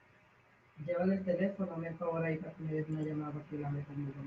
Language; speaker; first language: Spanish; native; Spanish